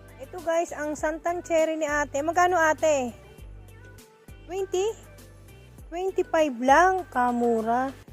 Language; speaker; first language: Filipino; non-native, local second language; Bikol